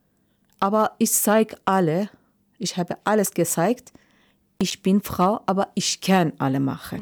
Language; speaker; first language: German; non-native, learner; Persian